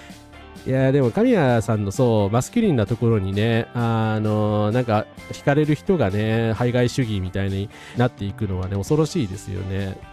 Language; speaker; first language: Japanese; native; Japanese